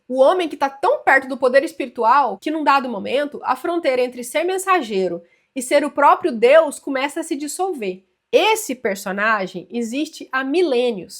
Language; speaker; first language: Portuguese; native; Portuguese